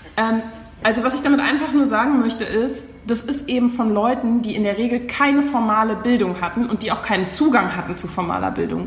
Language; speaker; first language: German; native; German